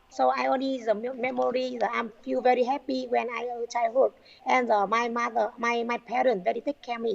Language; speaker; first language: English; non-native, learner; Vietnamese